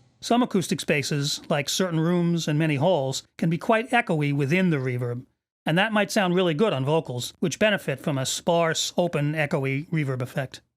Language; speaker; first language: English; native; English